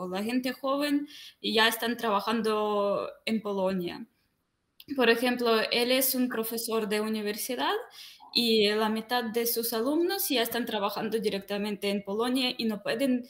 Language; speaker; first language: Spanish; non-native, fluent; Russian